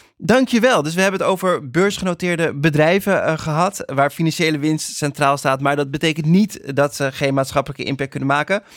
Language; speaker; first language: Dutch; native; Dutch